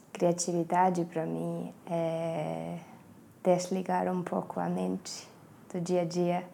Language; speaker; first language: Portuguese; non-native, fluent; Estonian